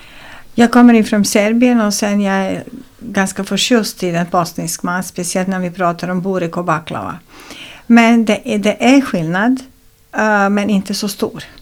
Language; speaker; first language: Swedish; non-native, fluent; Serbian